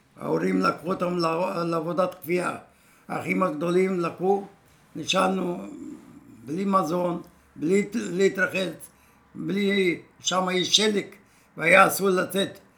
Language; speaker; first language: Hebrew; non-native, fluent; Romanian